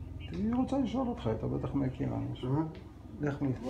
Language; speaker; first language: Hebrew; native; Hebrew